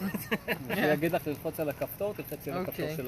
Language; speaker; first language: Hebrew; native; Hebrew